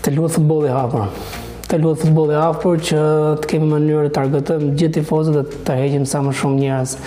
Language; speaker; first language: Albanian; native; Albanian